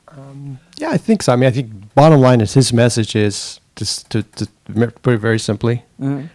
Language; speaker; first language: English; non-native, fluent; Swedish